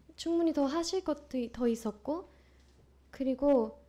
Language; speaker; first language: Korean; non-native, fluent; Vietnamese